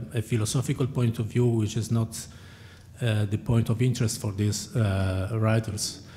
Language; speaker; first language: English; non-native, fluent; Italian